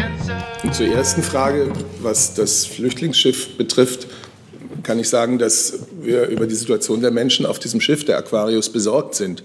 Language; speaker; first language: German; native; German